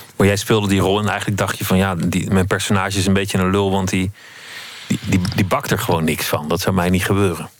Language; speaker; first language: Dutch; native; Dutch